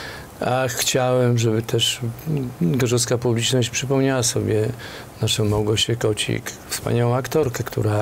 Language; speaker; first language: Polish; native; Polish